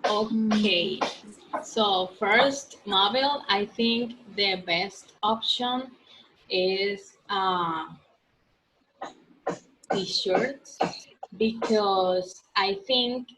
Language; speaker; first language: English; non-native, learner; Spanish